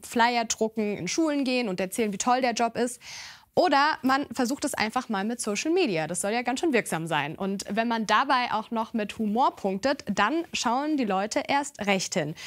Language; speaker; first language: German; native; German